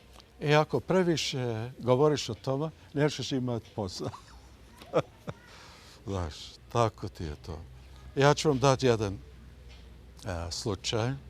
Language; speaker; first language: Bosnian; early bilingual, heritage; Bosnian